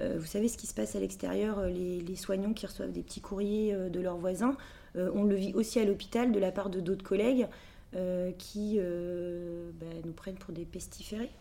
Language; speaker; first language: French; native; French